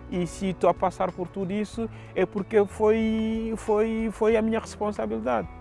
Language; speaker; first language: Portuguese; non-native, fluent; Fula